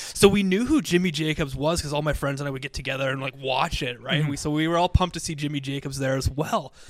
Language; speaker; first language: English; native; English